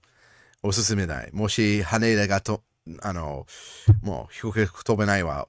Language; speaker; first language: Japanese; non-native, learner; English